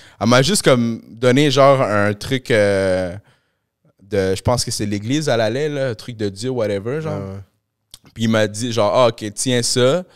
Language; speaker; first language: French; early bilingual, other home language; Spanish